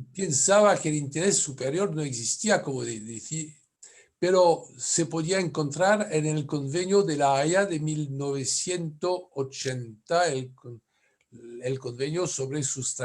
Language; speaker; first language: Spanish; non-native, fluent; French